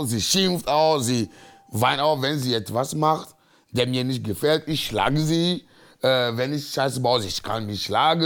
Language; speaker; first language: German; non-native, fluent; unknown